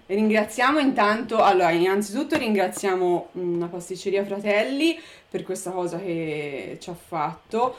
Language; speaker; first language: Italian; native; Italian